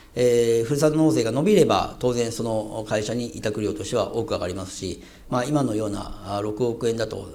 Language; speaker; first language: Japanese; native; Japanese